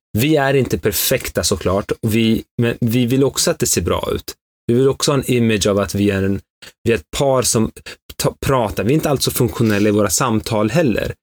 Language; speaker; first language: Swedish; early bilingual, other home language; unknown